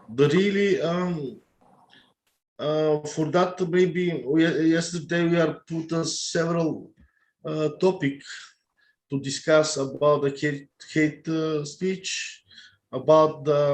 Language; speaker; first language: English; non-native, learner; Bulgarian